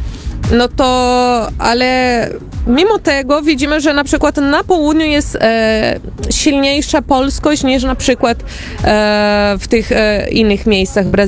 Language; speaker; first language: Polish; early bilingual, heritage; Portuguese